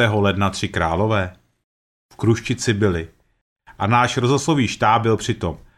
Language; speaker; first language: Czech; early bilingual, heritage; Czech